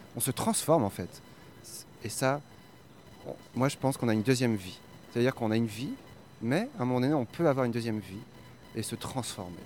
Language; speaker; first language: French; native; French